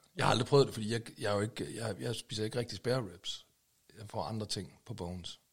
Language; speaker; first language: Danish; native; Danish